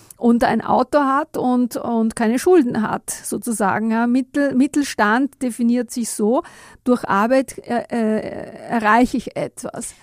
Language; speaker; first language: German; non-native, fluent; Italian